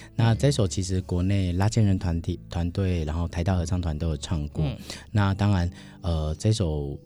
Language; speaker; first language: Chinese; native; Chinese